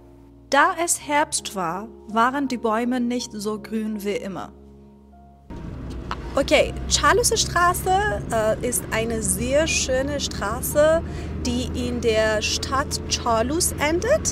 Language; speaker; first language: German; non-native, fluent; Persian